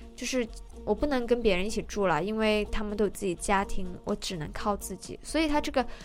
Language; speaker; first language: Chinese; native; Chinese